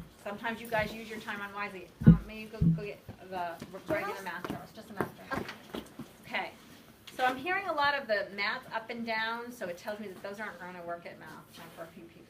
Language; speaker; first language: English; native; English